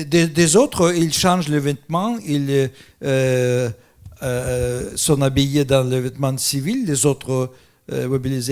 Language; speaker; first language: French; non-native, fluent; Russian